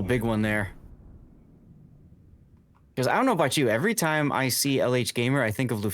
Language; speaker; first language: English; native; English